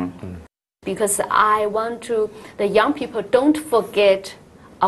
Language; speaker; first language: English; non-native, learner; Chinese